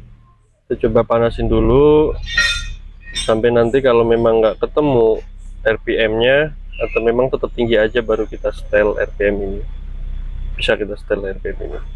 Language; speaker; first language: Indonesian; native; Indonesian